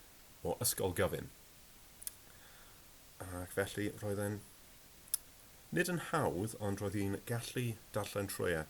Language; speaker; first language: Welsh; non-native, learner; English